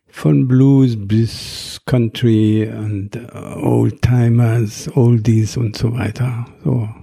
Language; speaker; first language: German; non-native, fluent; Arabic